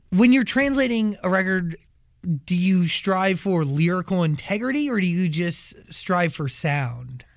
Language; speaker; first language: English; native; English